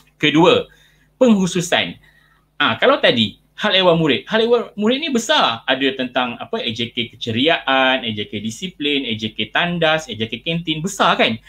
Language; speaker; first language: Malay; native; Malay